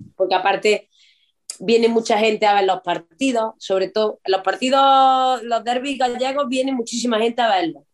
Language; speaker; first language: Spanish; native; Spanish